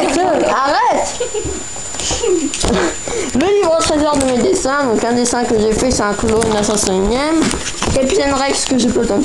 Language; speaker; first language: French; native; French